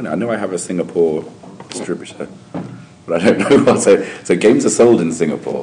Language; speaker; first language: English; native; English